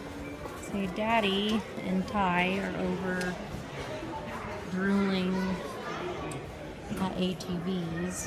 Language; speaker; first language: English; native; English